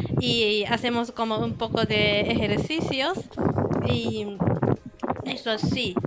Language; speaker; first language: Spanish; non-native, learner; Japanese